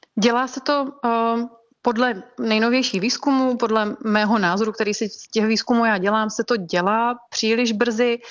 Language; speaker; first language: Czech; native; Czech